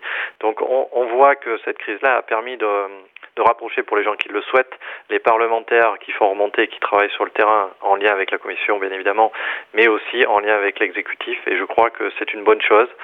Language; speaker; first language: French; native; French